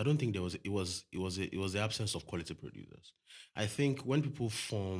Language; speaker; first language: English; non-native, local second language; Yoruba